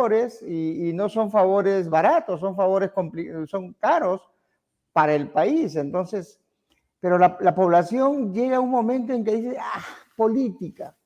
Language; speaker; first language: Spanish; native; Spanish